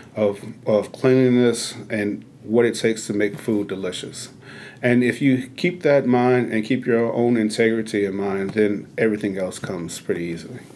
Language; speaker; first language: English; native; English